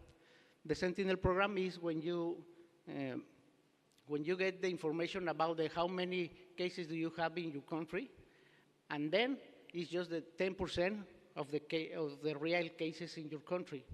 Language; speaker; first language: English; non-native, learner; Spanish